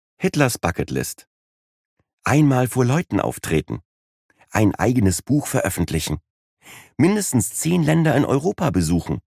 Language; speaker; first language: German; native; German